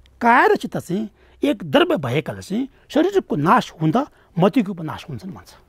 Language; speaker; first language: Nepali; non-native, local second language; Tibetan